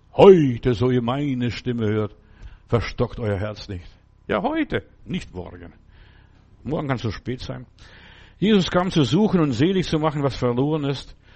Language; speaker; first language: German; non-native, fluent; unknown